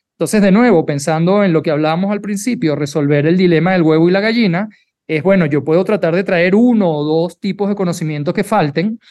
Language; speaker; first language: Spanish; native; Spanish